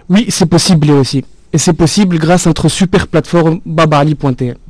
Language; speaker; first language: French; non-native, local second language; Arabic